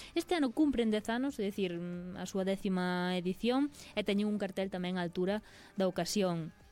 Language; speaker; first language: Galician; native; Galician